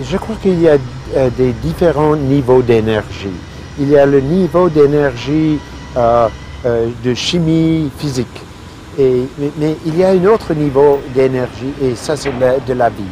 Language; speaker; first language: French; non-native, fluent; English